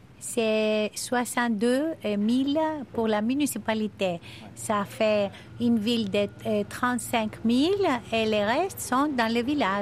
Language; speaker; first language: French; non-native, fluent; Greek